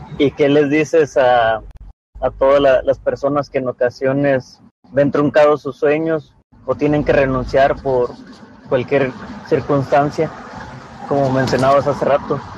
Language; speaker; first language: Spanish; native; Spanish